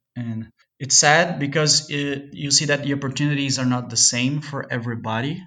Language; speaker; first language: English; non-native, fluent; Portuguese